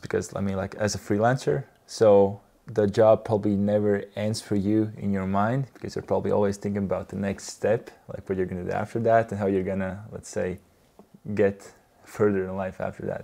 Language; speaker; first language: English; non-native, fluent; Latvian